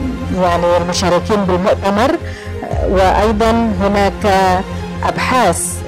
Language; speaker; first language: Arabic; non-native, fluent; Indonesian